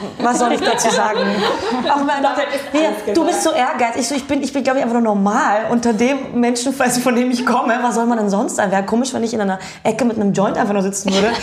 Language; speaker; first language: German; early bilingual, other home language; Bulgarian